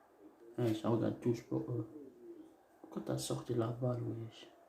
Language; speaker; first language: French; non-native, learner; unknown